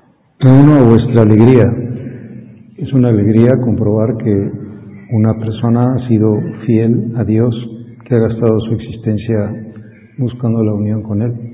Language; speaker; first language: Spanish; native; Spanish